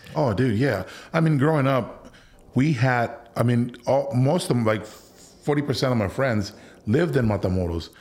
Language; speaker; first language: English; early bilingual, other home language; Spanish